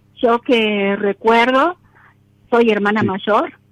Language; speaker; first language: Spanish; native; Spanish